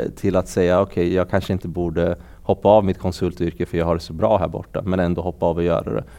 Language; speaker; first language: Swedish; early bilingual, other home language; Persian